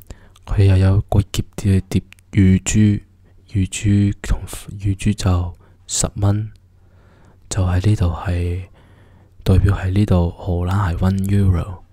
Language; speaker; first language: Cantonese; early bilingual, heritage; Cantonese